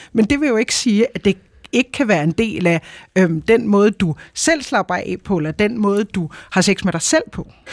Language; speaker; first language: Danish; native; Danish